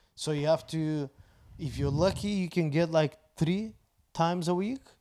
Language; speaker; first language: English; non-native, fluent; Bulgarian